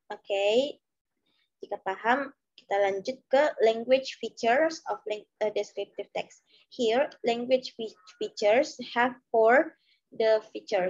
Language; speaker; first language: English; non-native, learner; Indonesian